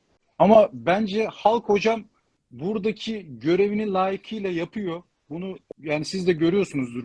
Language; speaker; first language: Turkish; native; Turkish